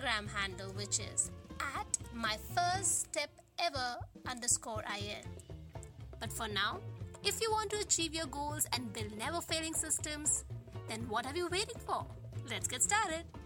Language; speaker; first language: English; non-native, local second language; Hindi